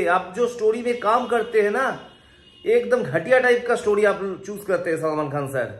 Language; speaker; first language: Hindi; non-native, local second language; Bangla